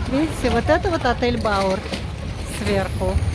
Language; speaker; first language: Russian; native; Russian